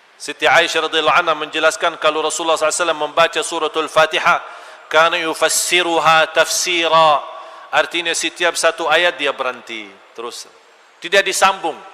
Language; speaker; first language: Malay; non-native, fluent; Arabic